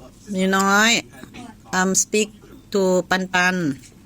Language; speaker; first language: English; non-native, learner; Thai